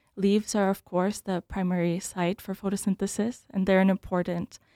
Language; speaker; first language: English; native; English